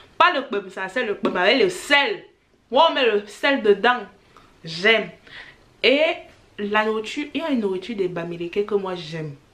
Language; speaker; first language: French; early bilingual, other home language; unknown